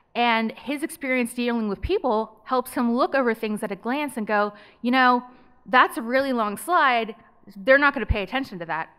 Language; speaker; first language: English; native; English